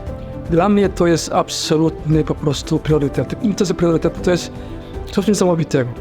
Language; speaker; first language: Polish; non-native, fluent; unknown